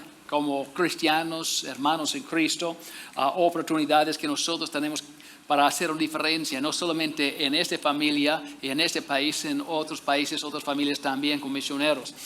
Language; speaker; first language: Spanish; non-native, fluent; English